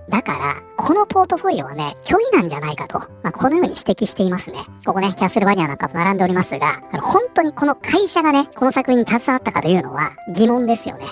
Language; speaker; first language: Japanese; native; Japanese